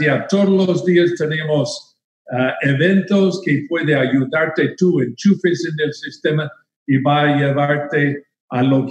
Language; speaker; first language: Spanish; non-native, fluent; English